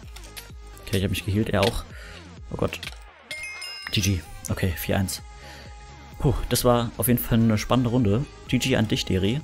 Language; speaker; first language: German; native; German